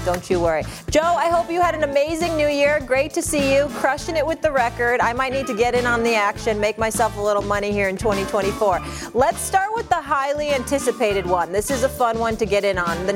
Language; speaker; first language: English; native; English